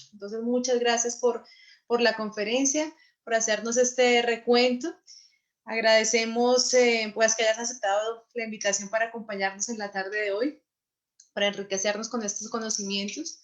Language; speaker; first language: Spanish; native; Spanish